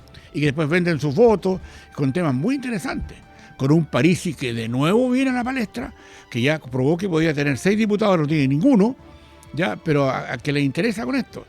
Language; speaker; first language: Spanish; native; Spanish